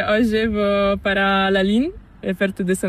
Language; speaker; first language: Spanish; non-native, learner; Italian